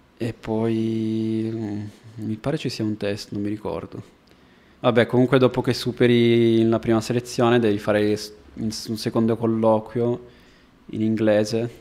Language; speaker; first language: Italian; native; Italian